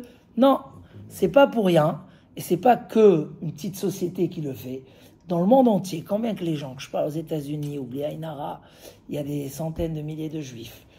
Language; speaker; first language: French; native; French